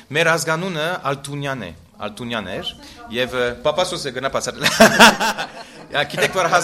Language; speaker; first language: Armenian; early bilingual, heritage; Armenian